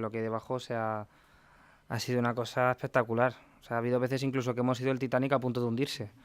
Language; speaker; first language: Spanish; native; Spanish